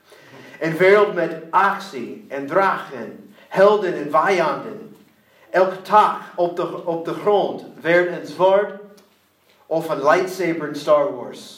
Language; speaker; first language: Dutch; non-native, learner; English